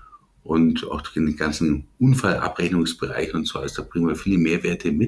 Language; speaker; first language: German; native; German